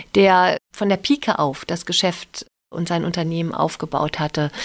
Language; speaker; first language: German; native; German